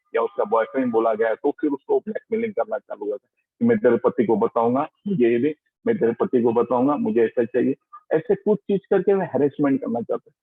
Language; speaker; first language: Hindi; non-native, local second language; Marathi